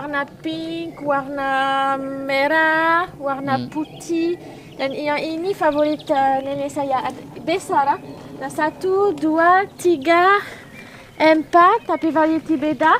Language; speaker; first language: Indonesian; non-native, learner; French